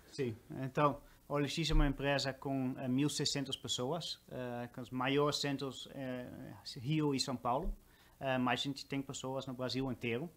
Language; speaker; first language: Portuguese; non-native, fluent; Dutch